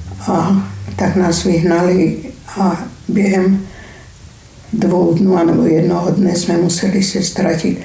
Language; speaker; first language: Czech; non-native, fluent; Hungarian